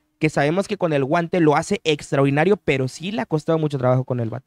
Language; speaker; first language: Spanish; native; Spanish